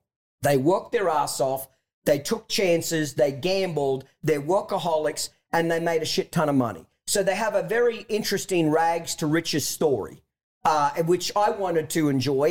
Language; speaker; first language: English; native; English